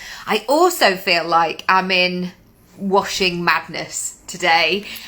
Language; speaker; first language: English; native; English